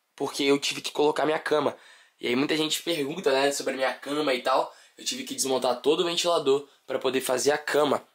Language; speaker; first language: Portuguese; native; Portuguese